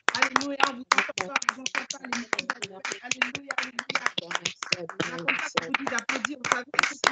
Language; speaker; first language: French; native; French